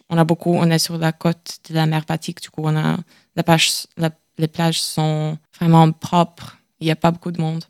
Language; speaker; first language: French; non-native, learner; Latvian